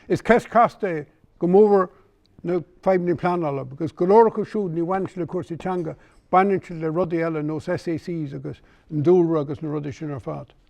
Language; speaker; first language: Irish; native; Irish